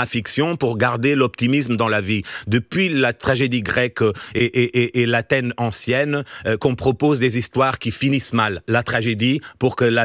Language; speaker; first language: French; non-native, fluent; Portuguese